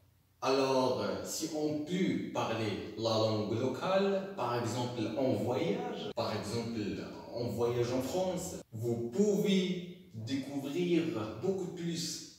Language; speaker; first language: French; non-native, local second language; Arabic